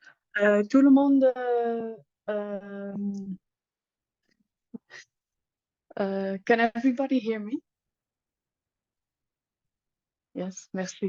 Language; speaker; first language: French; non-native, learner; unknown